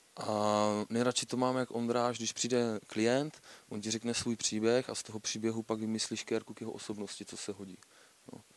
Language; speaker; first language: Czech; native; Czech